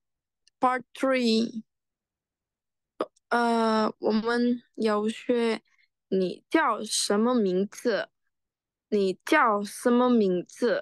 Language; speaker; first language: Chinese; non-native, fluent; Indonesian